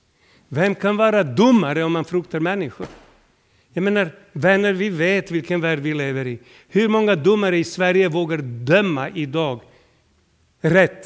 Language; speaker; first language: Swedish; non-native, fluent; Serbian